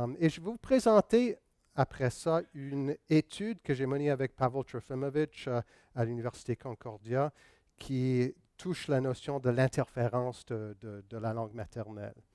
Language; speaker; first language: French; non-native, local second language; English